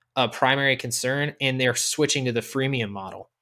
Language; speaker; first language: English; native; English